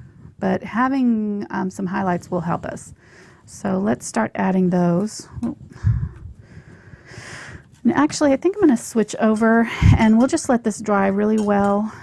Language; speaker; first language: English; native; English